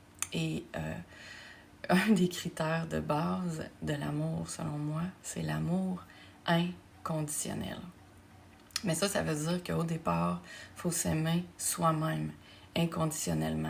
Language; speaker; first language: French; native; French